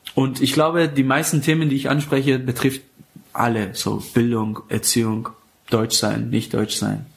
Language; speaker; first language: German; non-native, fluent; Persian